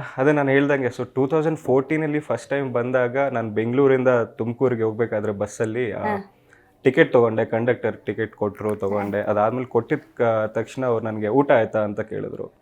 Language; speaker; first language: Kannada; non-native, fluent; Odia